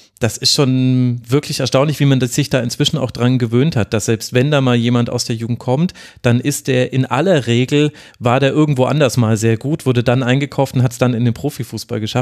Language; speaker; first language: German; native; German